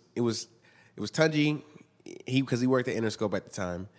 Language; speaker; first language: English; native; English